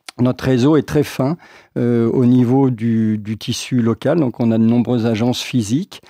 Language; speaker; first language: French; native; French